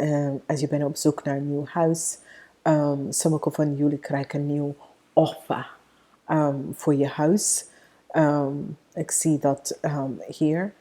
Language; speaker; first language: Dutch; non-native, fluent; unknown